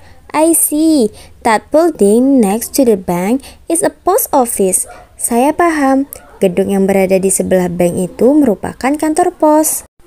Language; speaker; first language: English; non-native, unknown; Indonesian